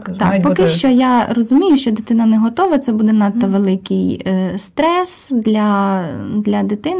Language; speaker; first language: Ukrainian; native; Ukrainian